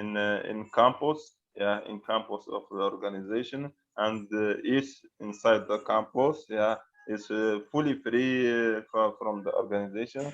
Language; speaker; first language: English; non-native, fluent; Arabic